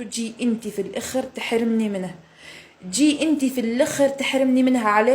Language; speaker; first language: Arabic; native; Arabic